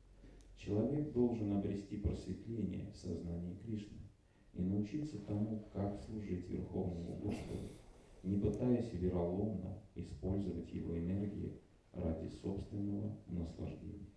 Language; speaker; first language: Russian; native; Russian